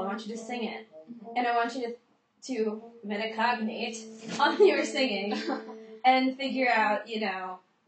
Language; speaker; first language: English; native; English